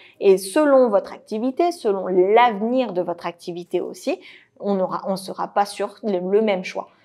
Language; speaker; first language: French; native; French